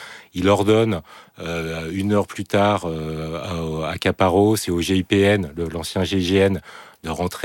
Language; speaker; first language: French; native; French